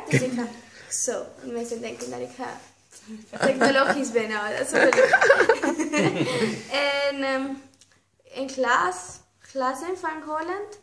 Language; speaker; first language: Dutch; non-native, learner; Spanish